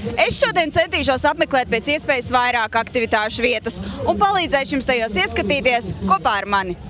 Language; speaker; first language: Latvian; native; Latvian